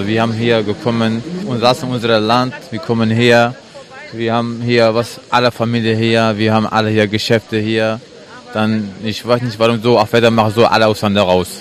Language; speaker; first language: German; non-native, learner; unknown